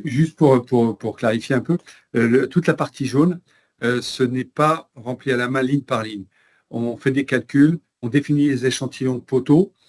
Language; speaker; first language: French; native; French